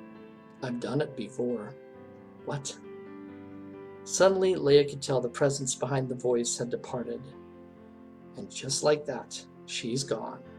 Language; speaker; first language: English; native; English